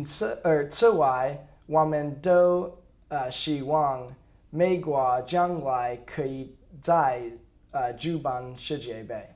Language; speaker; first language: Chinese; non-native, learner; English